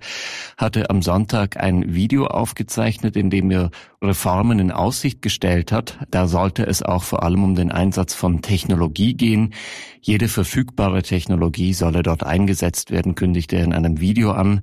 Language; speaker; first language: German; native; German